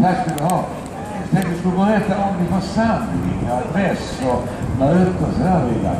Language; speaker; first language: Swedish; non-native, fluent; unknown